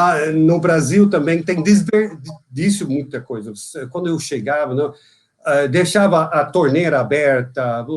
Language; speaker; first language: Portuguese; non-native, fluent; Dutch